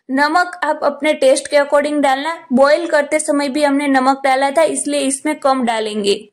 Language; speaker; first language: Hindi; non-native, local second language; Gujarati